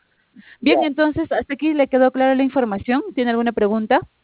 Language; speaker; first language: Spanish; native; Spanish